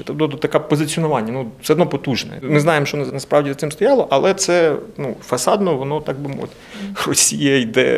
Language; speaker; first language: Ukrainian; native; Ukrainian